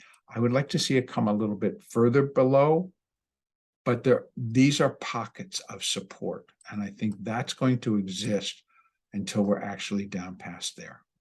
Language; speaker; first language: English; native; English